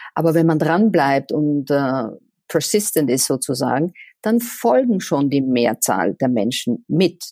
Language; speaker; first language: German; native; German